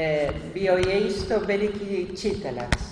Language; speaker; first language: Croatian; early bilingual, heritage; Spanish